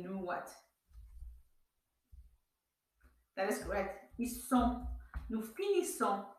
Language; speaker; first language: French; non-native, fluent; English